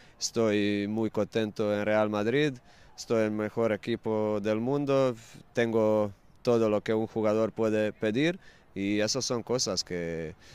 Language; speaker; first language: Spanish; non-native, fluent; Croatian